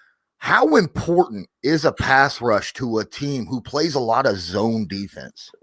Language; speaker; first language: English; native; English